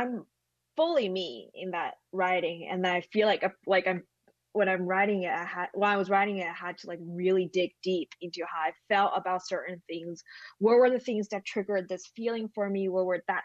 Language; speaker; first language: English; non-native, fluent; Chinese